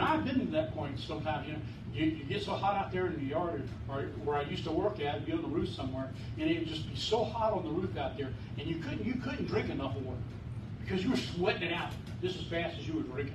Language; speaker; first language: English; native; English